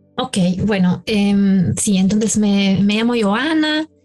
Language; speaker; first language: Spanish; non-native, fluent; German